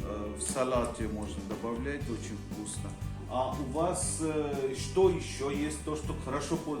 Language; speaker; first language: Russian; non-native, fluent; Hindi